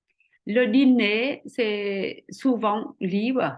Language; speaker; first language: French; non-native, fluent; Vietnamese